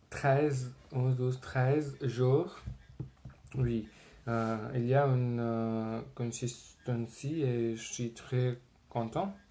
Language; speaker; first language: French; non-native, learner; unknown